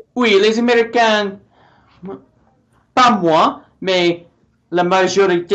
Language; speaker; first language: French; non-native, learner; English